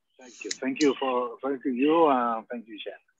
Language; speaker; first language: English; non-native, learner; Spanish